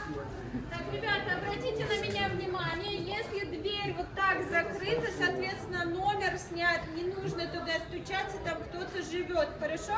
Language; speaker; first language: Russian; native; Russian